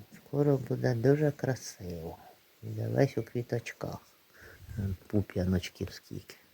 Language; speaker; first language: Ukrainian; native; Ukrainian